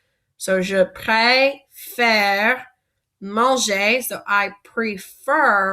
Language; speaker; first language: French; non-native, fluent; English